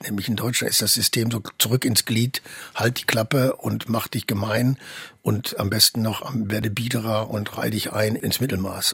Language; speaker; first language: German; native; German